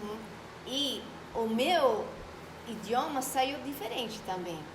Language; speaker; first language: Portuguese; non-native, fluent; Spanish